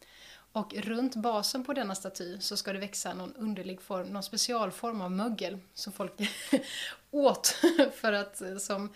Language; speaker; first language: Swedish; native; Swedish